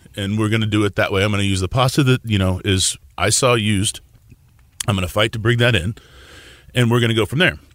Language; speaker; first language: English; native; English